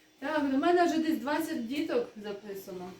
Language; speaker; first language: Ukrainian; native; Ukrainian